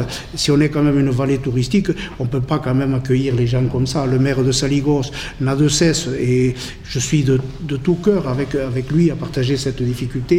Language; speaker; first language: French; native; French